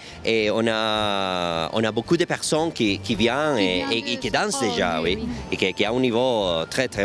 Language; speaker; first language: French; non-native, learner; Spanish